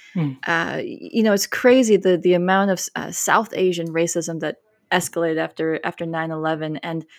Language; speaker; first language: English; native; English